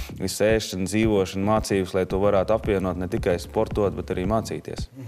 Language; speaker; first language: Latvian; native; Latvian